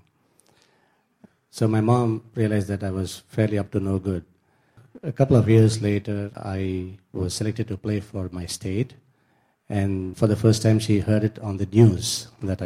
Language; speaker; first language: English; non-native, local second language; Tamil